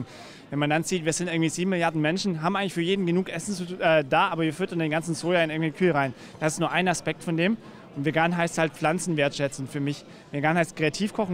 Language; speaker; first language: German; native; German